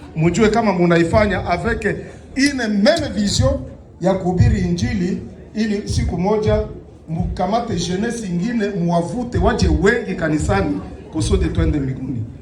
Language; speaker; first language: Swahili; native; Swahili